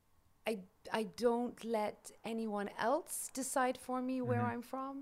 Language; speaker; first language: English; native; English